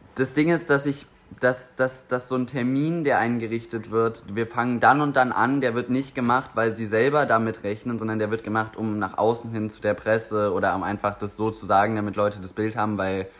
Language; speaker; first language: German; native; German